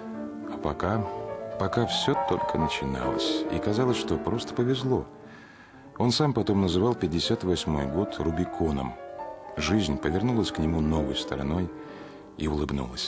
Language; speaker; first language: Russian; native; Russian